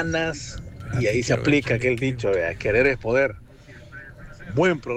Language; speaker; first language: Spanish; native; Spanish